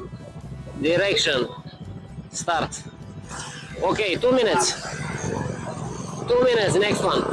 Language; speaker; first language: English; non-native, learner; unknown